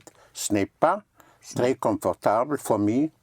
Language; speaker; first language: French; non-native, fluent; English